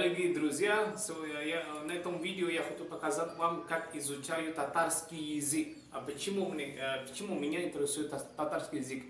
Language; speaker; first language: Russian; non-native, fluent; Javanese